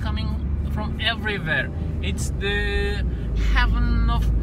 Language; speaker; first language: English; non-native, fluent; Turkish